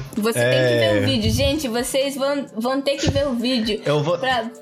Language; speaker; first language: Portuguese; non-native, local second language; Kabuverdianu